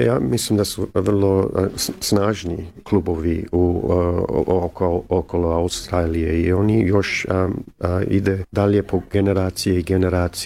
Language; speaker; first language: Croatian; early bilingual, heritage; English